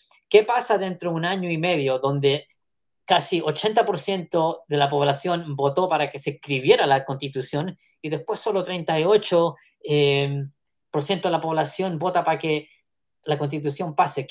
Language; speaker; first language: Spanish; early bilingual, heritage; Spanish